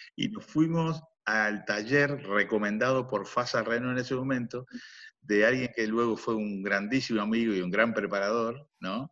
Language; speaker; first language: Spanish; native; Spanish